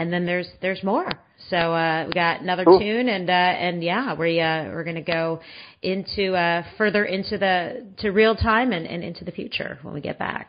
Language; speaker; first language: English; native; English